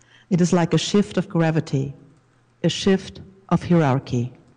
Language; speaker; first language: English; non-native, fluent; German